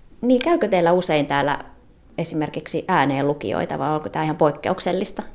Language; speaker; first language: Finnish; native; Finnish